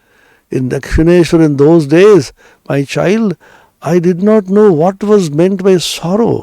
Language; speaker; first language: English; non-native, local second language; Bangla